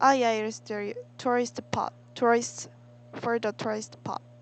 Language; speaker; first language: English; non-native, learner; Korean